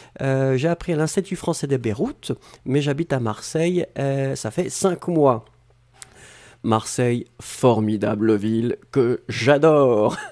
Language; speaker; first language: French; native; French